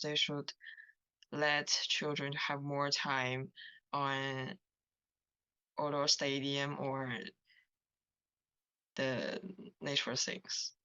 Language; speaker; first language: English; non-native, learner; Chinese